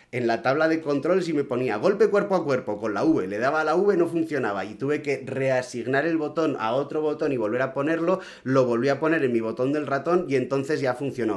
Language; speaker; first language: Spanish; native; Spanish